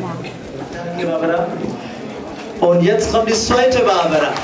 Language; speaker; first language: German; non-native, fluent; Sinhala